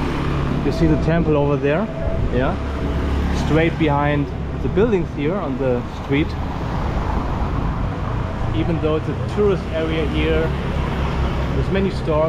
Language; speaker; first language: English; non-native, fluent; German